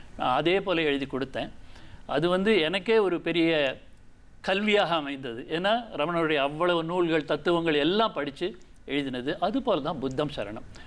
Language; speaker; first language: Tamil; native; Tamil